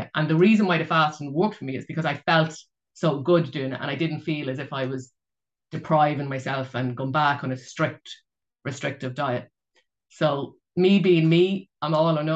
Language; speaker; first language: English; native; English